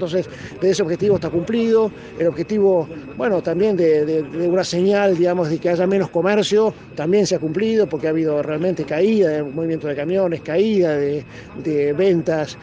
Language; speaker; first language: Spanish; native; Spanish